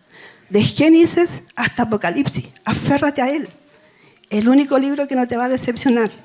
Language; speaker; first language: Spanish; native; Spanish